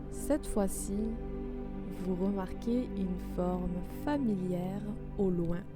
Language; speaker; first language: French; native; French